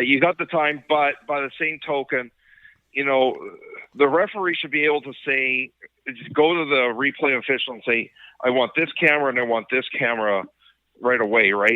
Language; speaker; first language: English; native; English